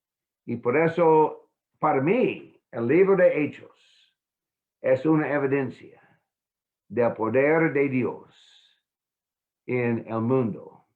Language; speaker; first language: Spanish; non-native, fluent; English